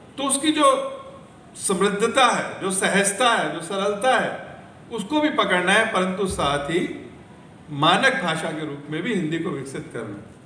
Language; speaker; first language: Hindi; native; Hindi